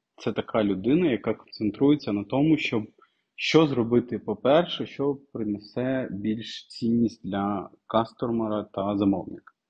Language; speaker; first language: Ukrainian; non-native, local second language; Russian